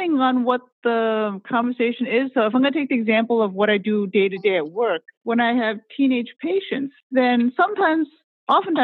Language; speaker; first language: English; native; English